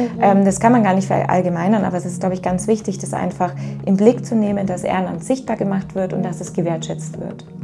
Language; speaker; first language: German; native; German